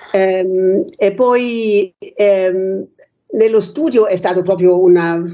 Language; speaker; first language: Italian; non-native, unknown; German